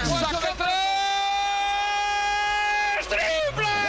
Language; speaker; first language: Spanish; native; Spanish